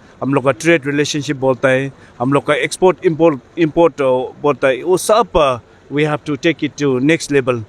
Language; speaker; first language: Hindi; non-native, fluent; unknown